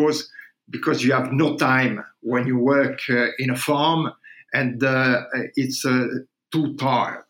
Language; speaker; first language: English; non-native, learner; French